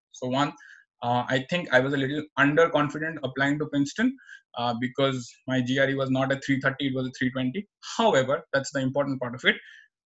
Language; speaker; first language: English; non-native, local second language; Bangla